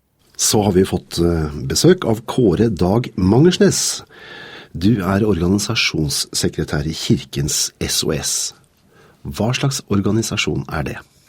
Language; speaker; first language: Norwegian; native; Norwegian